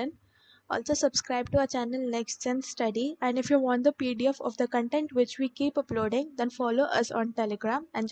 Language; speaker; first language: English; non-native, local second language; Hindi